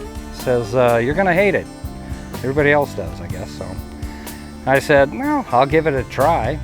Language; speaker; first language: English; native; English